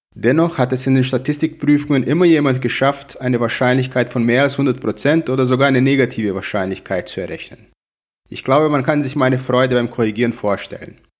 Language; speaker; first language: German; non-native, fluent; Portuguese